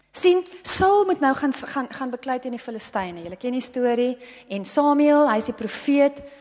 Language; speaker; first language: Afrikaans; non-native, local second language; English